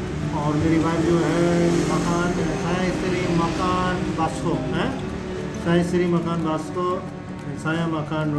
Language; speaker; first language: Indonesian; non-native, learner; Urdu